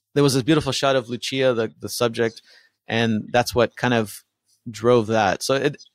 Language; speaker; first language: English; early bilingual, other home language; Spanish